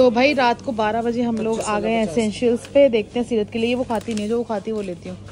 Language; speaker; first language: Hindi; native; Hindi